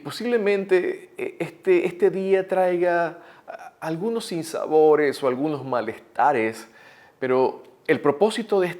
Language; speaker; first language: Spanish; native; Spanish